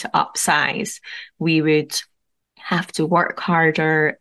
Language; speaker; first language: English; native; English